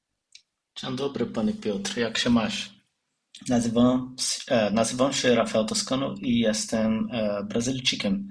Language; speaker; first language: Polish; non-native, learner; Portuguese